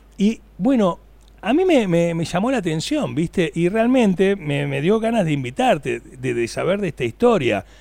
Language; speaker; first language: Spanish; native; Spanish